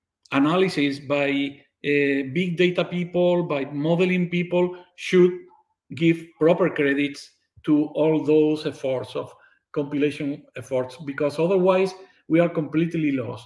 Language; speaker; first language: English; non-native, fluent; Spanish